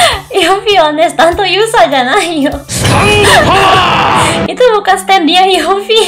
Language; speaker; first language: Japanese; non-native, learner; Indonesian